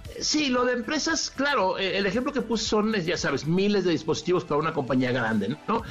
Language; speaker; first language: Spanish; native; Spanish